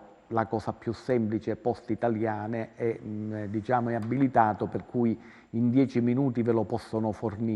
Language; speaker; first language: Italian; native; Italian